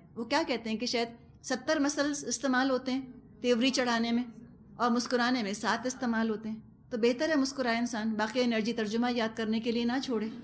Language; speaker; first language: Urdu; non-native, local second language; Punjabi